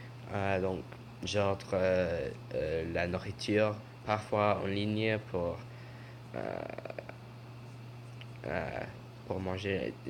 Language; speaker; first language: French; non-native, learner; English